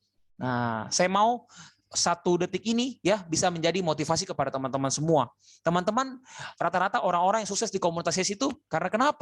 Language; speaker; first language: Indonesian; native; Indonesian